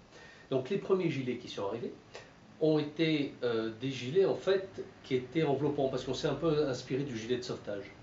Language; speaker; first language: French; native; French